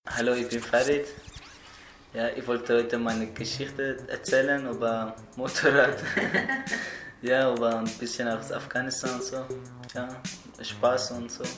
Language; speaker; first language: German; non-native, learner; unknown